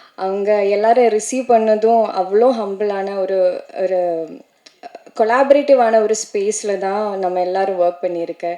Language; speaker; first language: Tamil; non-native, learner; Malayalam